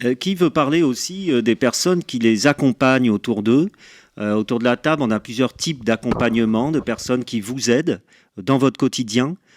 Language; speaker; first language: French; native; French